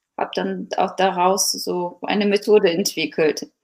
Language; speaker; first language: German; non-native, fluent; Ukrainian